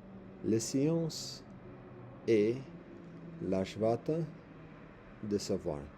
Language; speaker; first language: French; non-native, learner; English